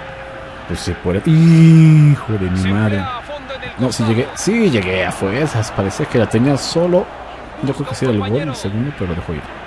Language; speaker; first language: Spanish; native; Spanish